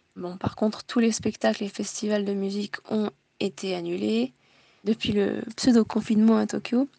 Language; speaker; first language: French; early bilingual, heritage; Japanese